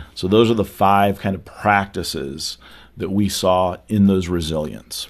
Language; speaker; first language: English; native; English